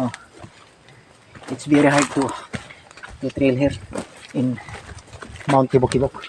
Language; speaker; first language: English; non-native, local second language; Filipino